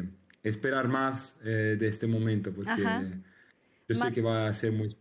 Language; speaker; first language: Spanish; non-native, learner; Italian